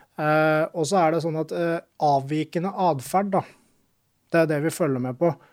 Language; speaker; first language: Norwegian; native; Norwegian